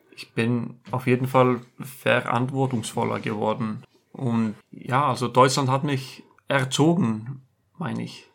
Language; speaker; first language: German; non-native, fluent; Icelandic